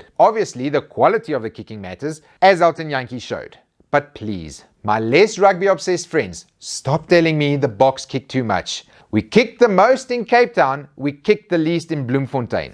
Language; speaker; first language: English; native; English